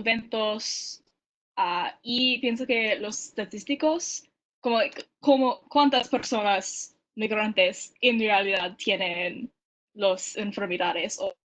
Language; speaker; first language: Spanish; non-native, learner; English